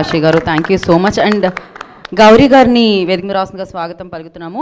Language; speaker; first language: Telugu; native; Telugu